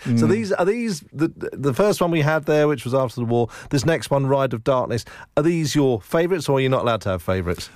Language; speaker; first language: English; native; English